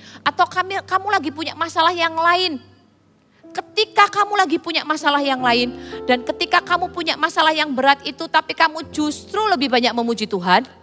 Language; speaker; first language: Indonesian; native; Indonesian